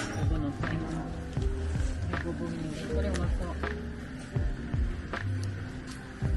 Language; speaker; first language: Japanese; non-native, fluent; French